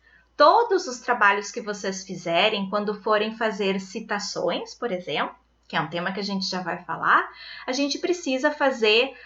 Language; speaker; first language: Portuguese; native; Portuguese